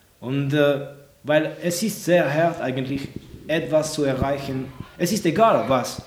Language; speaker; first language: German; non-native, local second language; French